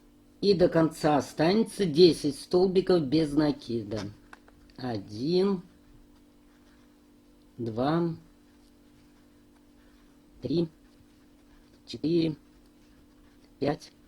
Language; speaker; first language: Russian; native; Russian